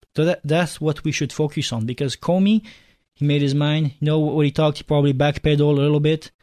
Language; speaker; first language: English; non-native, fluent; French